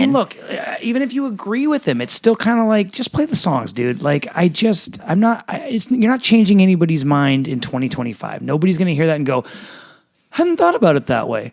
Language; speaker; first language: English; native; English